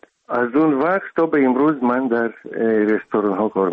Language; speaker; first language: Persian; non-native, local second language; Russian